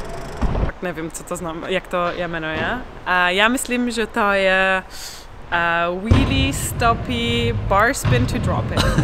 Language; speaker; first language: Czech; non-native, learner; English